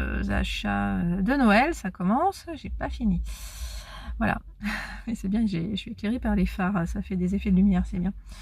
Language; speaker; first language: French; native; French